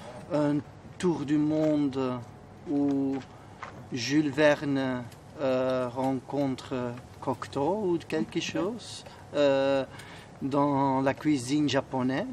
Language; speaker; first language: French; non-native, fluent; Spanish